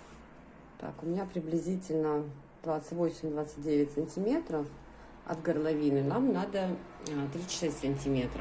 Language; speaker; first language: Russian; native; Russian